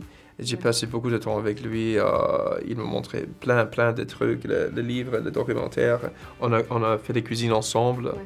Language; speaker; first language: French; non-native, fluent; English